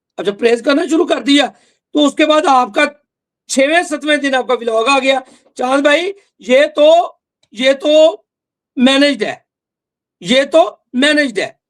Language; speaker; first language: Urdu; non-native, local second language; Punjabi